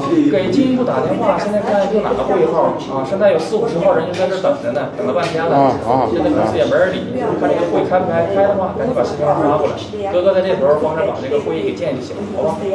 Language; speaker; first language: Chinese; native; Chinese